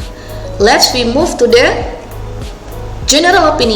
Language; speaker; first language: English; non-native, local second language; Indonesian